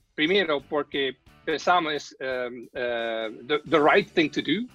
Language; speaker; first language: Spanish; non-native, fluent; Dutch